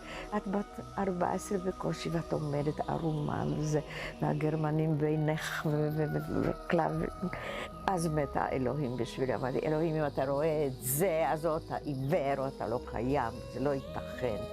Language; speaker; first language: Hebrew; non-native, fluent; Czech